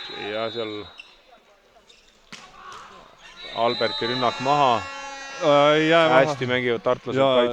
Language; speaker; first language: Estonian; native; Estonian